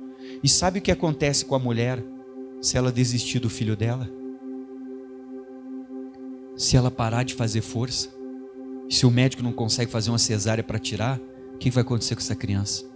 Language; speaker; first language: Portuguese; native; Portuguese